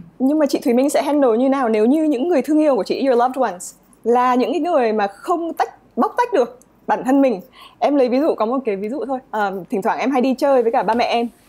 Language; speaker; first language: Vietnamese; native; Vietnamese